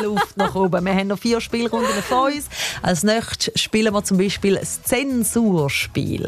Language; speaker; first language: German; native; German